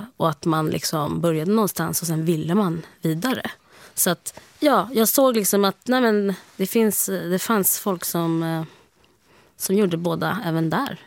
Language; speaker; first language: Swedish; early bilingual, heritage; Swedish